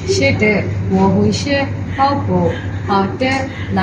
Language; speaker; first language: Chinese; non-native, learner; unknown